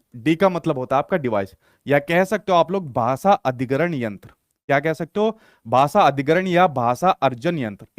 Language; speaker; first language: Hindi; native; Hindi